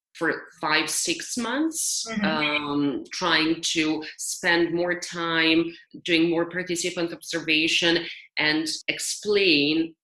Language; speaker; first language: English; non-native, fluent; Serbian